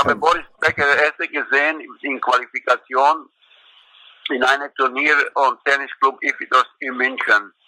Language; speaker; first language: German; non-native, learner; Croatian